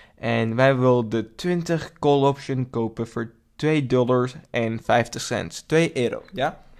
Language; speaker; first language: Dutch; non-native, learner; English